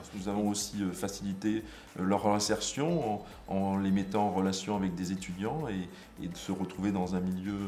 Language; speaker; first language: French; non-native, fluent; English